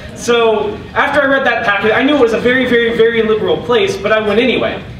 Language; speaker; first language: English; native; English